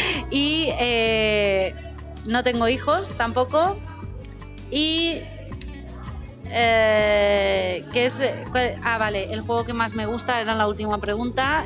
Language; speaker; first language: Spanish; native; Spanish